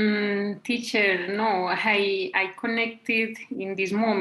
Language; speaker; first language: English; non-native, learner; Spanish